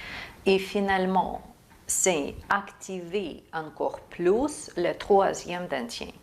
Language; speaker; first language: French; non-native, fluent; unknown